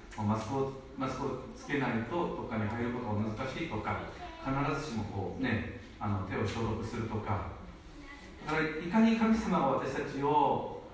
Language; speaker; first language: Japanese; non-native, fluent; Korean